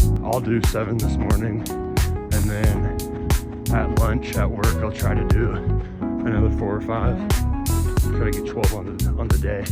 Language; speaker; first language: English; native; English